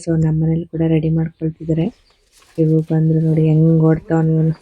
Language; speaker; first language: Kannada; native; Kannada